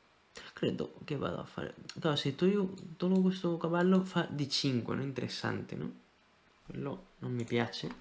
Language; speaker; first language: Italian; non-native, fluent; Spanish